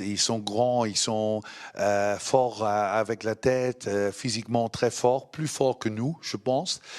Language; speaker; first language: French; non-native, learner; Dutch